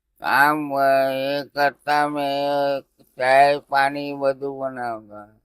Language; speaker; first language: Gujarati; non-native, local second language; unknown